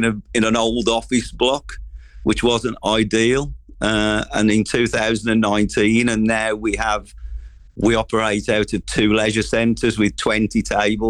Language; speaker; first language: English; native; English